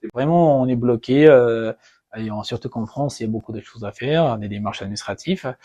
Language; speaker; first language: French; non-native, fluent; Persian